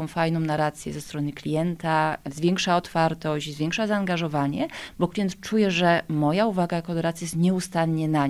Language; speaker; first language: Polish; native; Polish